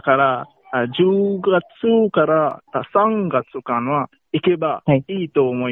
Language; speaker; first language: Japanese; non-native, learner; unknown